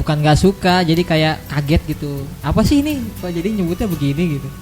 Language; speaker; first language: Indonesian; native; Indonesian